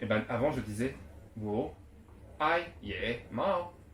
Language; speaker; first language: French; native; French